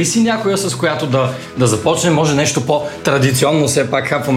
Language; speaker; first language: Bulgarian; native; Bulgarian